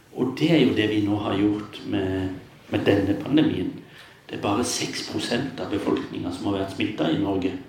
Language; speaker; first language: Norwegian; native; Norwegian